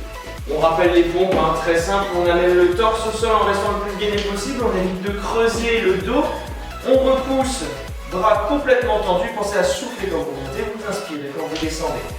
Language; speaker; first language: French; native; French